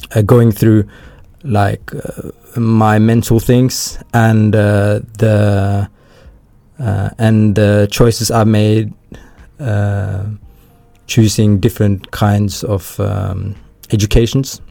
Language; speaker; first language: English; early bilingual, other home language; Norwegian